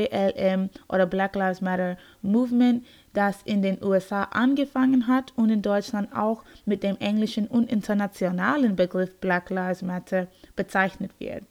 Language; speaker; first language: German; non-native, learner; English